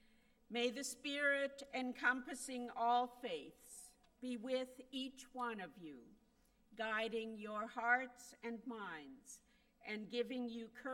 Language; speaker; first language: English; native; English